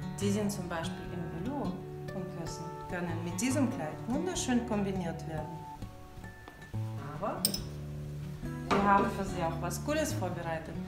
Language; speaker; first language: German; non-native, fluent; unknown